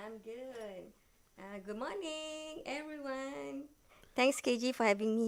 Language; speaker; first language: English; non-native, local second language; Malay